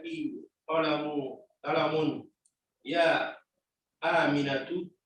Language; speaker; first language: Arabic; non-native, learner; Indonesian